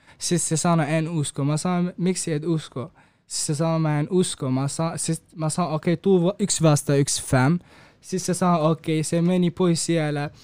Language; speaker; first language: Finnish; non-native, learner; Kurdish